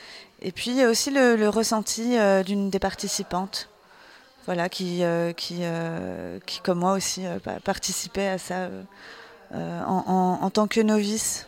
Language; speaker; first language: French; native; French